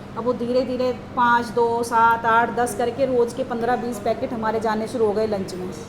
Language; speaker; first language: Hindi; native; Hindi